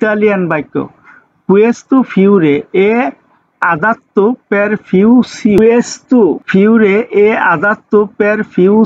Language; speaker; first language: Italian; non-native, fluent; Bangla